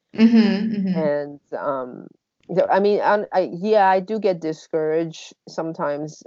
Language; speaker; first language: English; non-native, fluent; Chinese